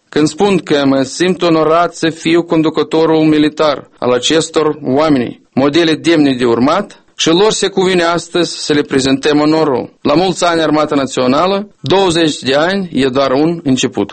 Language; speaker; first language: Romanian; non-native, local second language; Russian